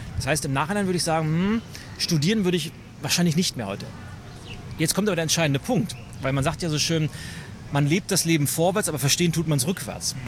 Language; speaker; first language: German; native; German